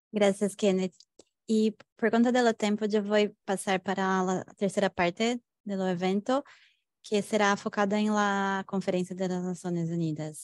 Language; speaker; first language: Spanish; non-native, fluent; Portuguese